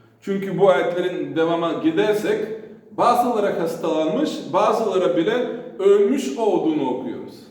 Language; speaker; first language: Turkish; non-native, fluent; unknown